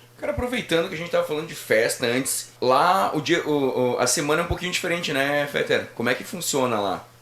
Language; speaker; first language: Portuguese; native; Portuguese